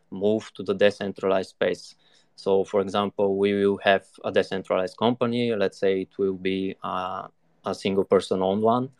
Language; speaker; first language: English; non-native, fluent; Bulgarian